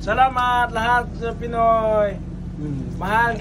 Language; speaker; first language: Filipino; non-native, learner; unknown